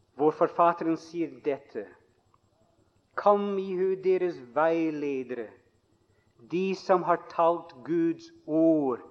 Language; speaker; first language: Norwegian; non-native, fluent; English